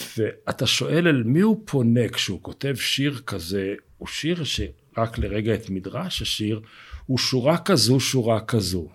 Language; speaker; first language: Hebrew; native; Hebrew